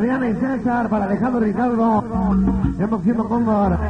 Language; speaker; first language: Spanish; native; Spanish